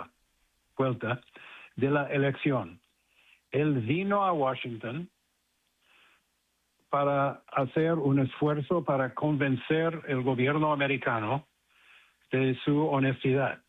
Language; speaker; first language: Spanish; non-native, fluent; English